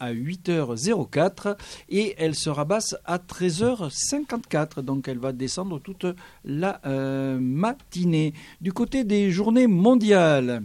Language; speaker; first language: French; native; French